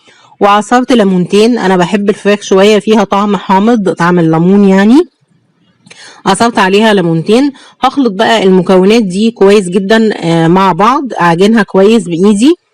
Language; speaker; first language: Arabic; native; Arabic